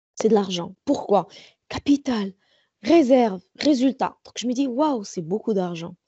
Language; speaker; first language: French; non-native, local second language; Arabic